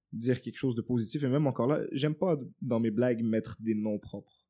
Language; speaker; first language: French; native; French